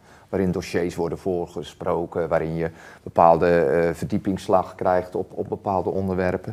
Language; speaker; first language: Dutch; native; Dutch